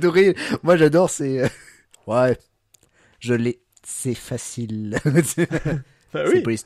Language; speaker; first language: French; native; French